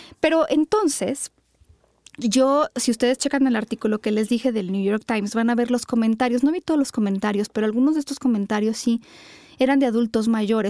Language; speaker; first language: Spanish; native; Spanish